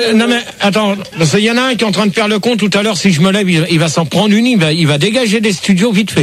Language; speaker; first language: French; native; French